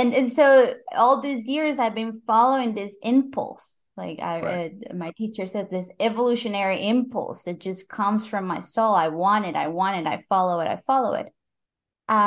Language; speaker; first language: English; non-native, fluent; Spanish